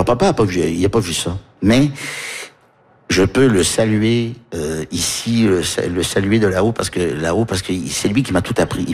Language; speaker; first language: French; early bilingual, other home language; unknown